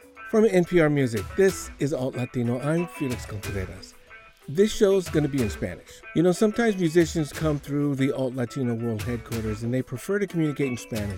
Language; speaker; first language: English; native; English